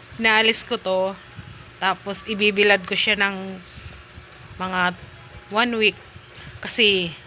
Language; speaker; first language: Filipino; non-native, local second language; Bikol